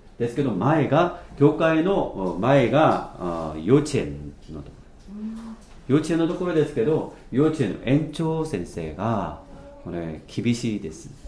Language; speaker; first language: Japanese; non-native, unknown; Korean